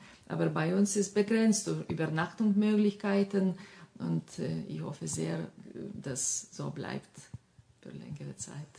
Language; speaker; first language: German; non-native, fluent; Lithuanian